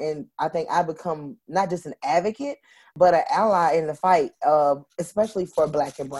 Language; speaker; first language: English; native; English